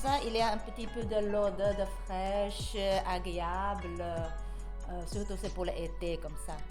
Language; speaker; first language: French; non-native, learner; Chinese